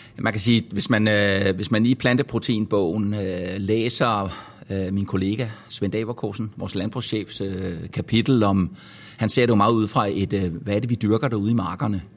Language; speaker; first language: Danish; native; Danish